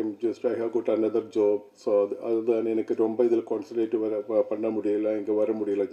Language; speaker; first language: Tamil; non-native, learner; Malayalam